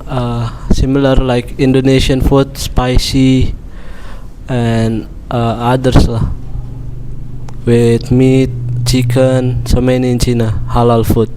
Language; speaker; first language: English; non-native, learner; Indonesian